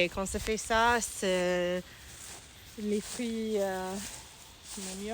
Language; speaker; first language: French; non-native, learner; English